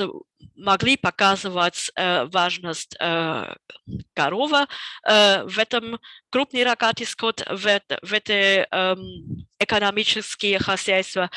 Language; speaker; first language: Russian; non-native, fluent; German